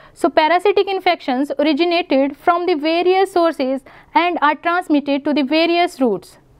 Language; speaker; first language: English; non-native, local second language; Punjabi